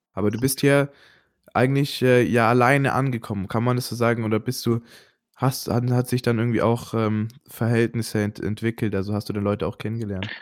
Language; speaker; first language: German; native; German